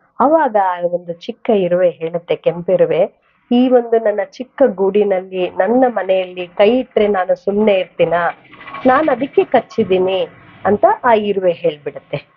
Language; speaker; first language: Kannada; non-native, local second language; Telugu